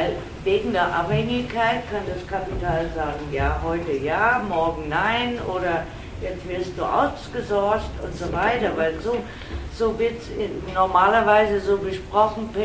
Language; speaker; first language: German; non-native, fluent; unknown